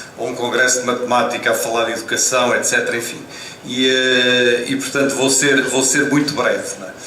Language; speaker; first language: Portuguese; native; Portuguese